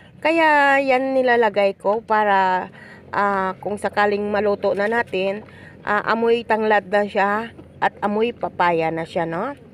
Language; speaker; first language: Filipino; native; Filipino